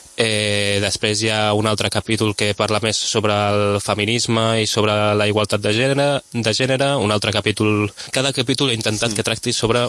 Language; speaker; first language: Catalan; non-native, local second language; Spanish